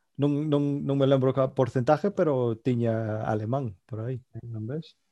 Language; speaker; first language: Galician; native; Galician